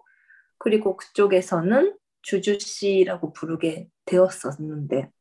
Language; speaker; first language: Korean; early bilingual, heritage; Korean